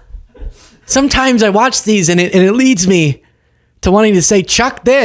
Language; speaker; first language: English; native; English